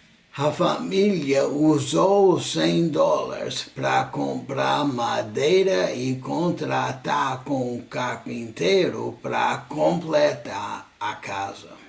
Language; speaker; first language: Portuguese; non-native, fluent; English